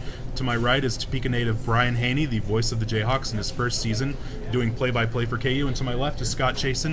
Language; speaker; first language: English; native; English